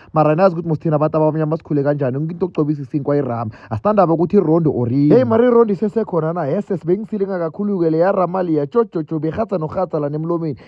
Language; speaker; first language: Zulu; native; Zulu